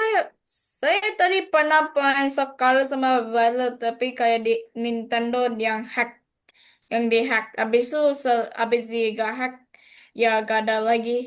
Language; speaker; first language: Indonesian; non-native, learner; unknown